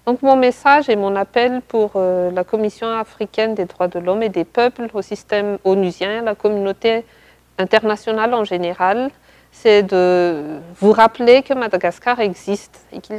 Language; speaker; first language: French; non-native, local second language; Malagasy